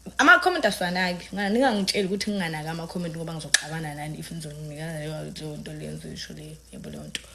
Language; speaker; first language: Zulu; non-native, local second language; Southern Sotho